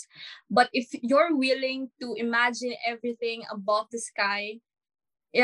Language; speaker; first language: English; non-native, local second language; Filipino